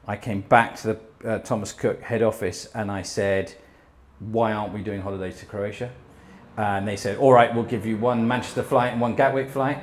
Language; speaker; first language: English; early bilingual, heritage; English